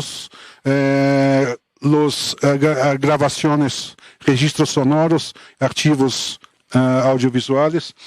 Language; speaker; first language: Spanish; non-native, fluent; Portuguese